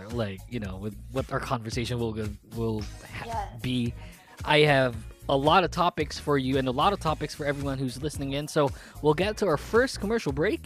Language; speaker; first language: English; non-native, local second language; Filipino